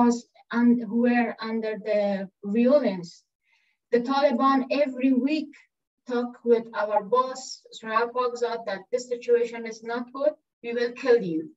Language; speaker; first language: English; non-native, learner; Persian